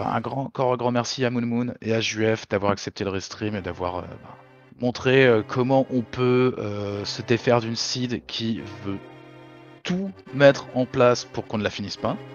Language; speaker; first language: French; native; French